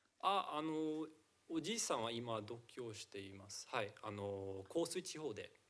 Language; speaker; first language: Japanese; non-native, fluent; English